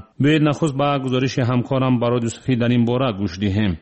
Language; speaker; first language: Persian; native; Persian